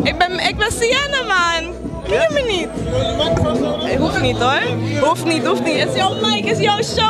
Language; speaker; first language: Dutch; early bilingual, other home language; Papiamento